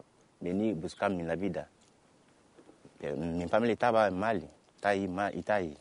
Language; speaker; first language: Spanish; non-native, learner; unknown